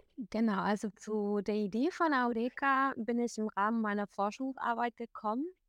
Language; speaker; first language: German; non-native, fluent; Spanish